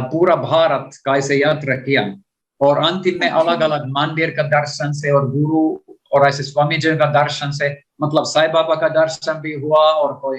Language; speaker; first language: Hindi; non-native, learner; Finnish